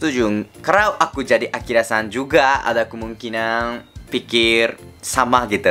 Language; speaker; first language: Indonesian; non-native, fluent; Japanese